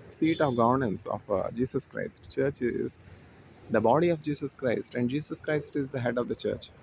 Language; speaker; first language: English; non-native, local second language; Telugu